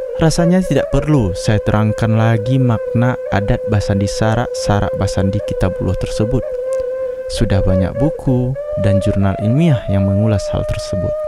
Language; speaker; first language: Indonesian; non-native, local second language; Minangkabau